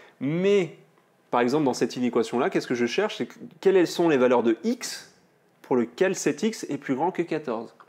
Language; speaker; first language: French; native; French